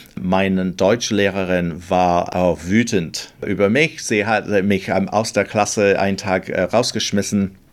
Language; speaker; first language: German; non-native, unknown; English